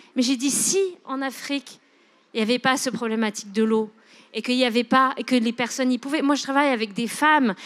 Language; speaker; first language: French; non-native, local second language; English